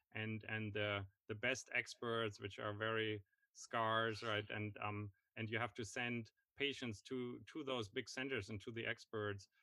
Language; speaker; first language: English; non-native, fluent; German